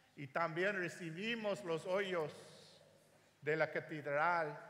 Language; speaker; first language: Spanish; non-native, learner; English